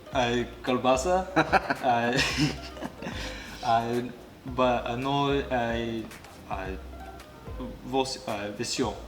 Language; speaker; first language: Russian; non-native, learner; English